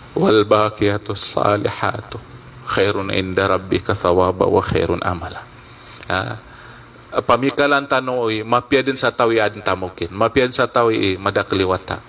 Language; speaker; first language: Filipino; non-native, local second language; Maguindanaon